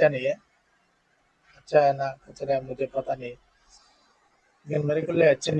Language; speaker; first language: Hindi; non-native, learner; Bangla